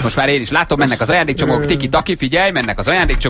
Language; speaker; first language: Hungarian; native; Hungarian